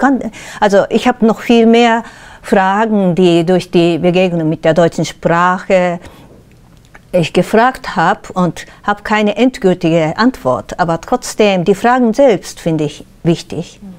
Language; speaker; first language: German; non-native, fluent; Japanese